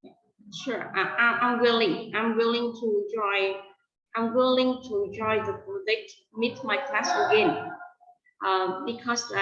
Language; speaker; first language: English; non-native, fluent; Vietnamese